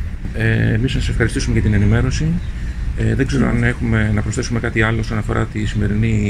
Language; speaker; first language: Greek; native; Greek